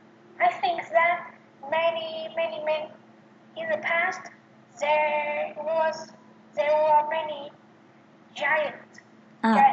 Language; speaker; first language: English; non-native, learner; Vietnamese